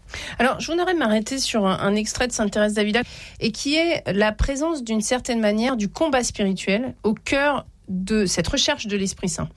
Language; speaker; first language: French; native; French